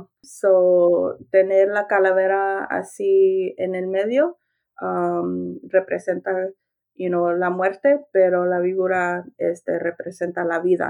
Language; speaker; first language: Spanish; early bilingual, heritage; Spanish